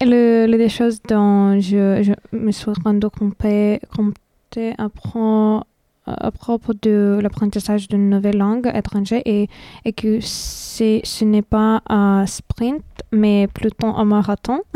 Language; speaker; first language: French; non-native, fluent; Lithuanian